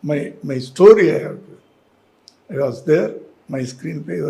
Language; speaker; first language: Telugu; non-native, learner; Tamil